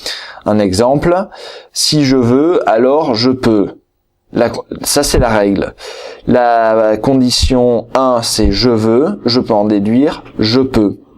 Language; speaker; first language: French; native; French